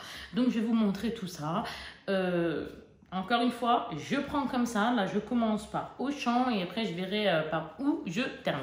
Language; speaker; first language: French; native; French